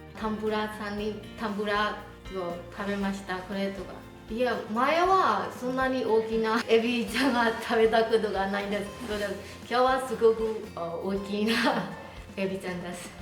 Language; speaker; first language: Japanese; non-native, fluent; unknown